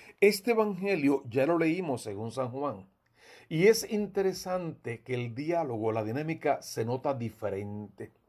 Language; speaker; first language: Spanish; native; Spanish